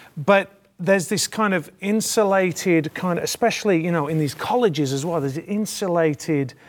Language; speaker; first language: English; native; English